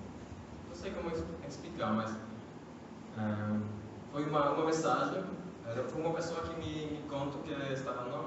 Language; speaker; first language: Portuguese; non-native, fluent; French